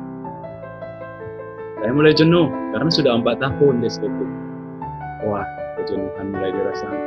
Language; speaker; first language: Indonesian; native; Indonesian